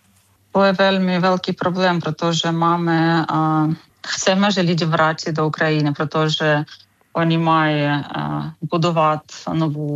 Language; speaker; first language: Czech; non-native, learner; Ukrainian